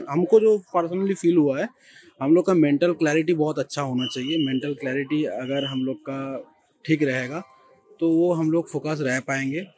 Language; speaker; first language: Hindi; non-native, local second language; Bangla